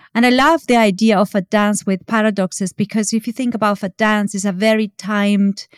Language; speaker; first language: English; non-native, fluent; Spanish